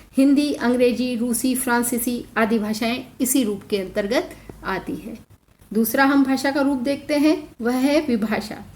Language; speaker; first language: Hindi; native; Hindi